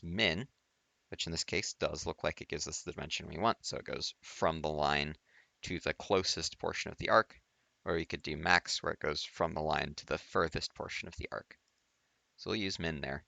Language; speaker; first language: English; native; English